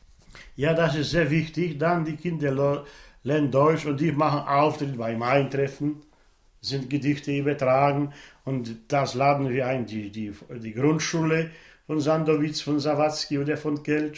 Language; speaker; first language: German; non-native, local second language; Polish